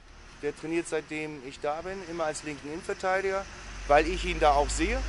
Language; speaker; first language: German; native; German